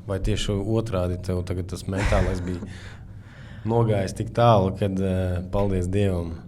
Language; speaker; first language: Latvian; native; Latvian